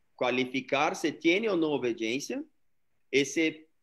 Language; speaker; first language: Spanish; non-native, learner; Portuguese